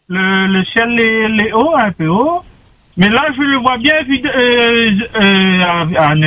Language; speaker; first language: French; non-native, local second language; Réunion Creole French